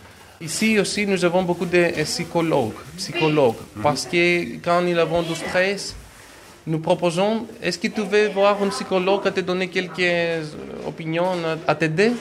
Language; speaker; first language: French; non-native, learner; Greek